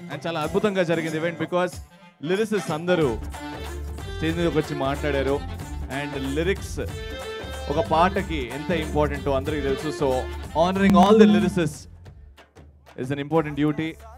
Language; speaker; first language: Telugu; native; Telugu